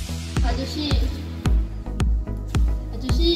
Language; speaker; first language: Korean; non-native, learner; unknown